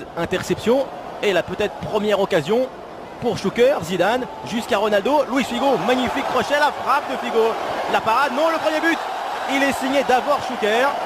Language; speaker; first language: French; native; French